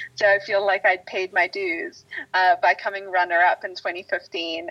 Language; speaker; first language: English; native; English